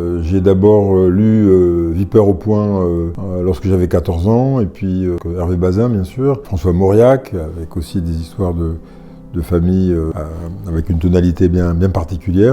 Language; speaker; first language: French; native; French